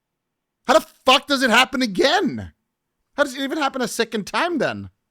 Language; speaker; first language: English; native; English